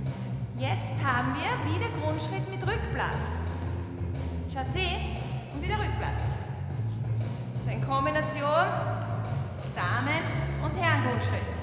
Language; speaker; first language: German; native; German